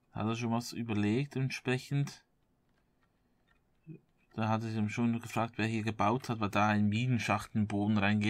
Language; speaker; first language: German; native; German